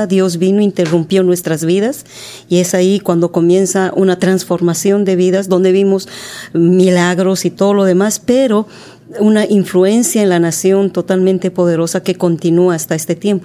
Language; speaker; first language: Spanish; native; Spanish